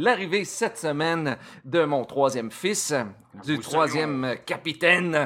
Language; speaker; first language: French; native; French